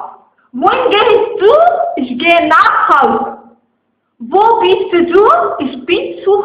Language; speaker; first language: German; non-native, fluent; Arabic